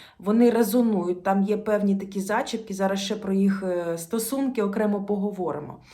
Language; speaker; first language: Ukrainian; non-native, local second language; Russian